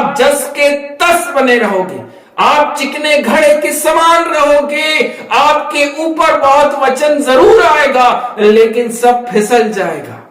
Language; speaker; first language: Hindi; native; Hindi